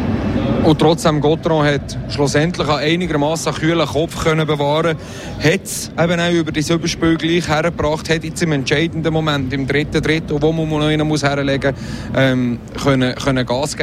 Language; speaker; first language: German; native; German